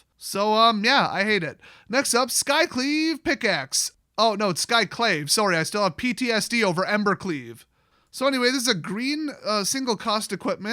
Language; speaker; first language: English; native; English